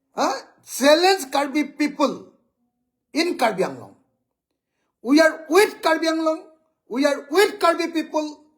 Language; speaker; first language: English; non-native, local second language; Assamese